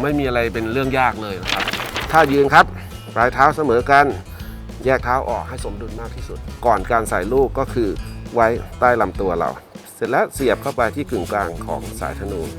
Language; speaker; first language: Thai; native; Thai